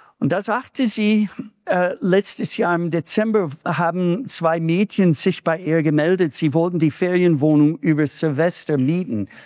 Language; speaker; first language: German; non-native, fluent; English